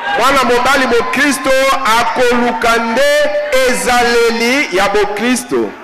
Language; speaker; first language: Lingala; native; Lingala